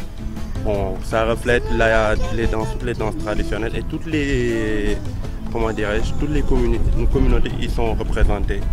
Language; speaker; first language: French; non-native, local second language; Wolof